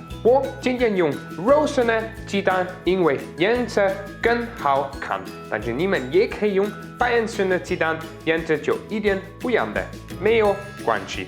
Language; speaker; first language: Chinese; non-native, learner; German